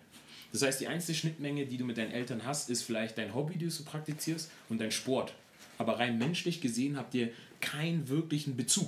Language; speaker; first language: German; native; German